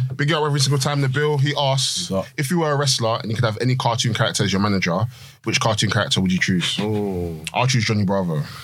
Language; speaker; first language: English; native; English